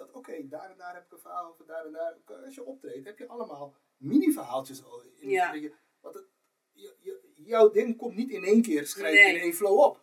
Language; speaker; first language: Dutch; native; Dutch